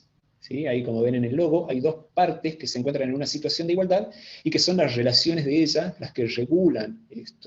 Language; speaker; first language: Spanish; native; Spanish